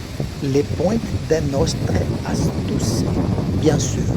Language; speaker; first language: French; non-native, learner; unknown